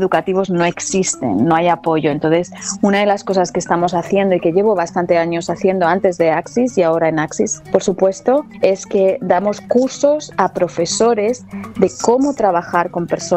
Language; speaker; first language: Spanish; native; Spanish